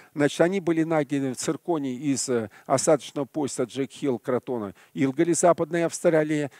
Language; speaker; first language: Russian; native; Russian